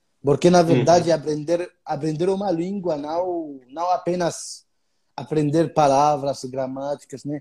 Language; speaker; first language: Portuguese; non-native, fluent; Arabic